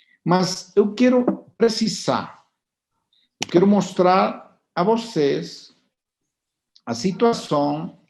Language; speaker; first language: Portuguese; non-native, fluent; Spanish